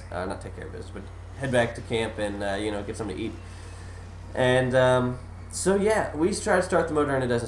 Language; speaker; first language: English; native; English